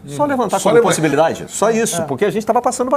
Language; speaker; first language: Portuguese; native; Portuguese